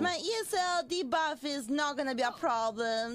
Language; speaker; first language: English; non-native, fluent; Italian